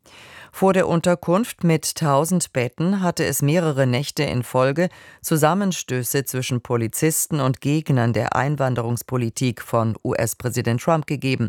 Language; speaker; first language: German; native; German